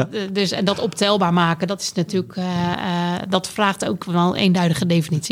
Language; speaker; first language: Dutch; native; Dutch